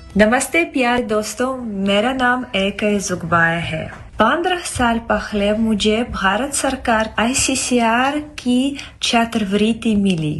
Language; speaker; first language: Hindi; non-native, fluent; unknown